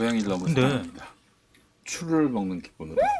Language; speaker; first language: Korean; native; Korean